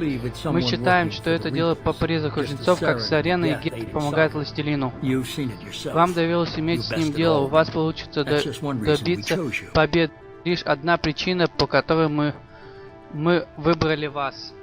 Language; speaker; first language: Russian; native; Russian